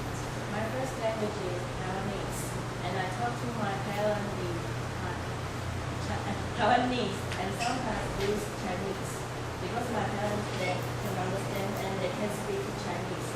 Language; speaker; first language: English; non-native, learner; Chinese